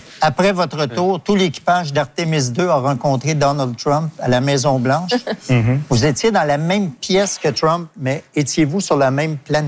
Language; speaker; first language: French; native; French